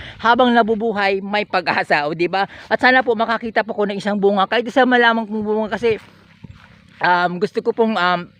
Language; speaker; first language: Filipino; non-native, local second language; Bikol